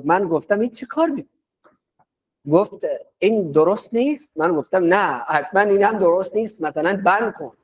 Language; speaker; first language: Persian; non-native, fluent; Urdu